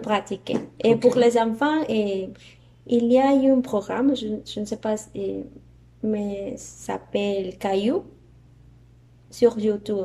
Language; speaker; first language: French; non-native, learner; Spanish